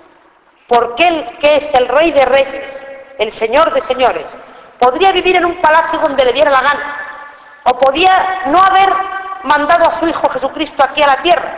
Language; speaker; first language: Spanish; native; Spanish